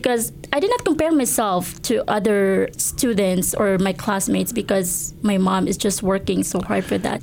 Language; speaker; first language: English; non-native, local second language; Cebuano